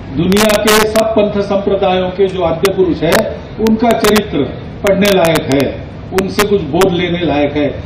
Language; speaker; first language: Hindi; non-native, local second language; Marathi